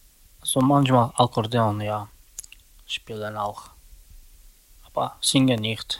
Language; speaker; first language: German; non-native, learner; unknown